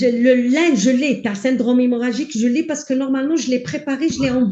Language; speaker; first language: French; non-native, local second language; Arabic